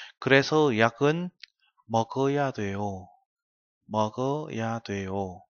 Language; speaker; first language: Korean; non-native, fluent; Vietnamese